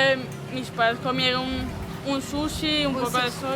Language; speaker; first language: Spanish; early bilingual, other home language; Hebrew